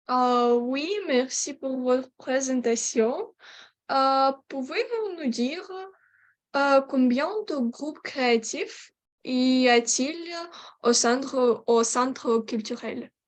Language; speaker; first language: French; non-native, learner; Ukrainian